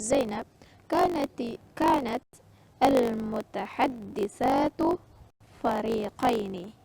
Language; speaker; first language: Arabic; non-native, fluent; Indonesian